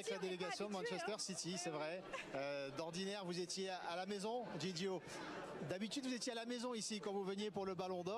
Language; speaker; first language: French; native; French